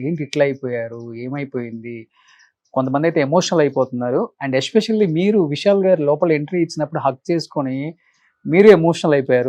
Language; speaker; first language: Telugu; native; Telugu